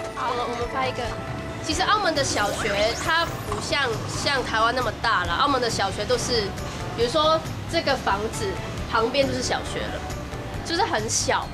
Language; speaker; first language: Chinese; non-native, local second language; Cantonese